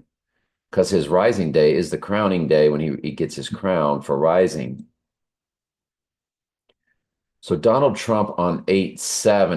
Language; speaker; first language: English; native; English